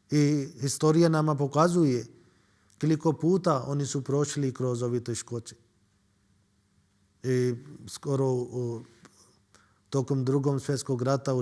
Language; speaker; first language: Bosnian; non-native, learner; Urdu